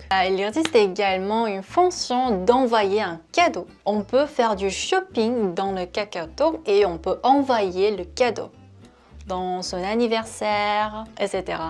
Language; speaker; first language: French; non-native, fluent; Korean